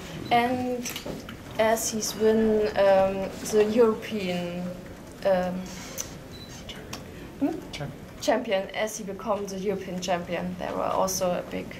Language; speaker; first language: English; non-native, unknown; German